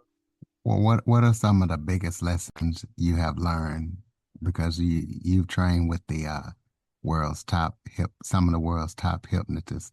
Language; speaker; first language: English; native; English